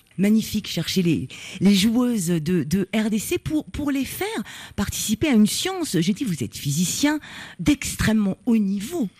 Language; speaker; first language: French; native; French